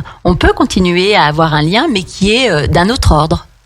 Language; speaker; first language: French; native; French